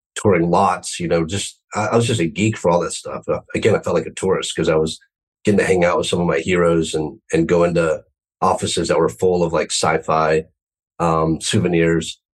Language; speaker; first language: English; native; English